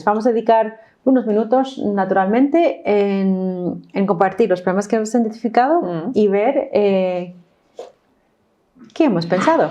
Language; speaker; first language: Spanish; non-native, fluent; English